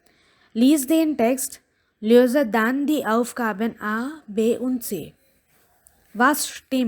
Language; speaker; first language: German; non-native, fluent; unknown